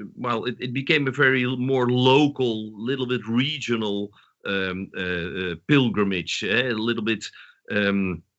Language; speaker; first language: English; non-native, fluent; Dutch